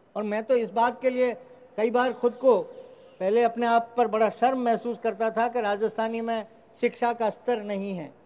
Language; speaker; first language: Hindi; non-native, local second language; Rajasthani